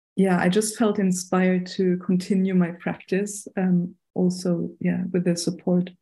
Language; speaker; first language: English; non-native, fluent; German